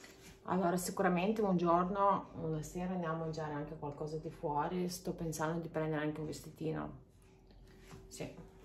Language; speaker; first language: Italian; non-native, fluent; Lithuanian